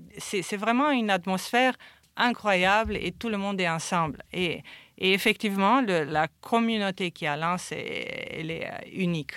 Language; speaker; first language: French; non-native, fluent; Romanian